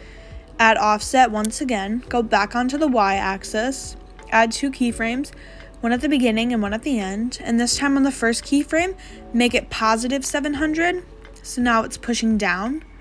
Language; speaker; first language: English; native; English